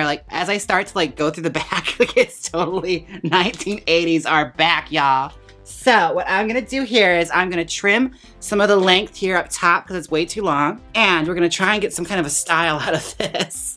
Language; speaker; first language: English; native; English